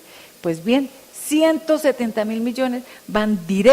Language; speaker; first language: Spanish; native; Spanish